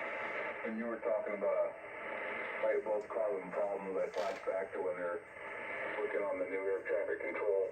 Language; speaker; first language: English; native; English